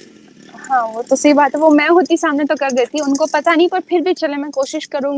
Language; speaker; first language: Hindi; native; Hindi